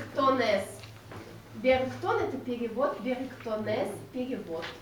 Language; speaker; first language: Russian; non-native, local second language; Udmurt